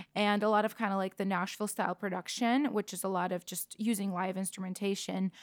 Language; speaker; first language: English; non-native, fluent; Russian